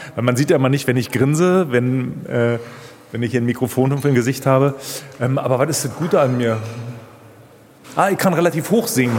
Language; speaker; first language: German; native; German